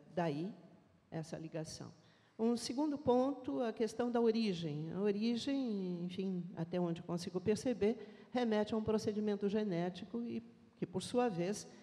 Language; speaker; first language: Portuguese; native; Portuguese